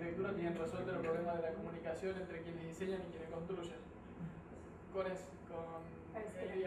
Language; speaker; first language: Spanish; native; Spanish